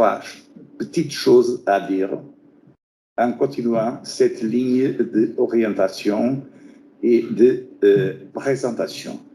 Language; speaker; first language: French; non-native, fluent; Portuguese